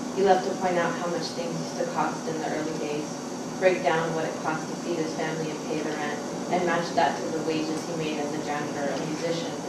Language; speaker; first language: English; native; English